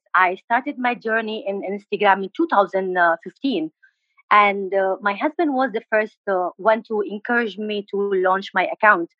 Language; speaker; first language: English; non-native, fluent; Arabic